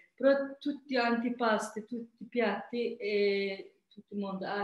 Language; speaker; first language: Italian; non-native, learner; Azerbaijani